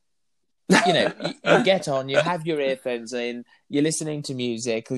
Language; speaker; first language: English; native; English